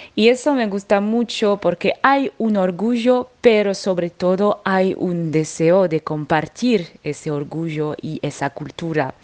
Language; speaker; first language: Spanish; non-native, fluent; French